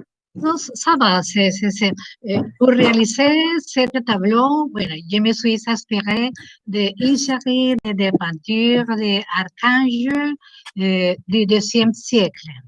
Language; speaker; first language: French; non-native, learner; Spanish